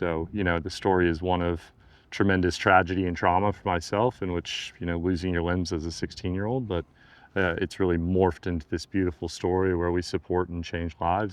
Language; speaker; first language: English; native; English